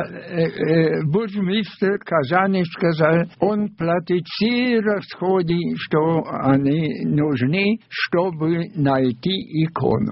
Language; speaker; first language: Russian; non-native, fluent; German